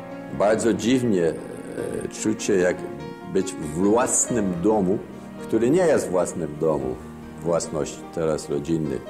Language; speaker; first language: Polish; early bilingual, heritage; Polish